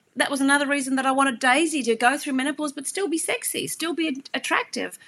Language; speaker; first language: English; native; English